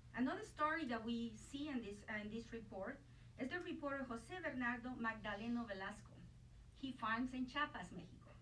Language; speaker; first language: English; non-native, fluent; Spanish